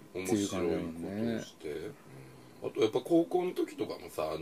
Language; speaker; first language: Japanese; native; Japanese